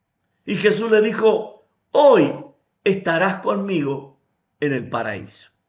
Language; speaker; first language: Spanish; native; Spanish